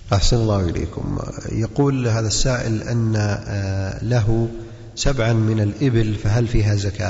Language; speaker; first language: Arabic; native; Arabic